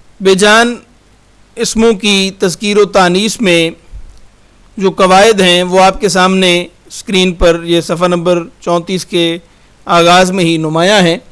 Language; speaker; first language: Urdu; native; Urdu